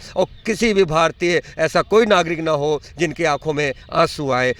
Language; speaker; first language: Hindi; non-native, local second language; Punjabi